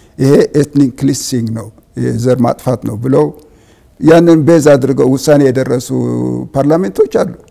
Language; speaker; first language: Amharic; non-native, local second language; Tigrinya